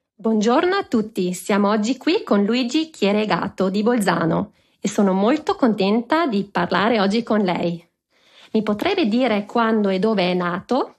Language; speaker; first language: Italian; non-native, local second language; German